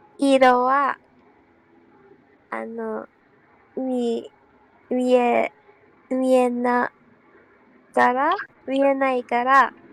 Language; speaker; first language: Japanese; non-native, learner; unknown